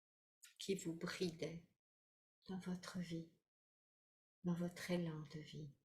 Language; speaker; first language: French; native; French